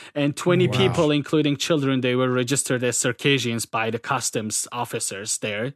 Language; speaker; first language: English; non-native, fluent; Adyghe